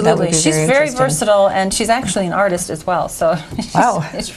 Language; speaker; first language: English; native; English